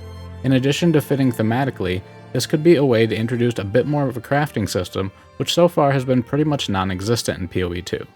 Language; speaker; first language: English; native; English